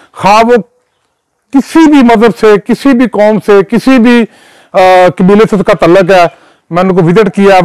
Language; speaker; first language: Urdu; native; Urdu